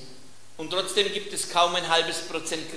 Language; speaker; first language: German; native; German